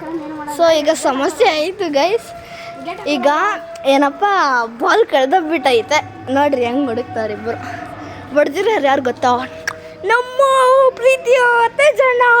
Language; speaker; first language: Kannada; native; Kannada